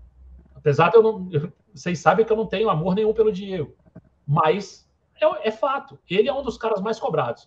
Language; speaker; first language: Portuguese; native; Portuguese